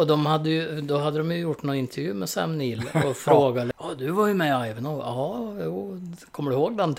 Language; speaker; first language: Swedish; native; Swedish